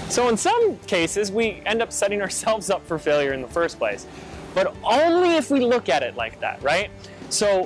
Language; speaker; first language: English; native; English